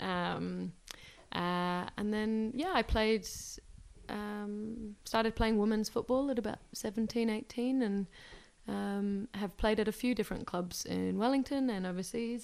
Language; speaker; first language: English; native; English